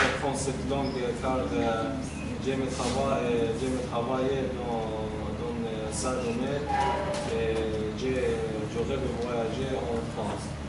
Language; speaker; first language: French; non-native, learner; Arabic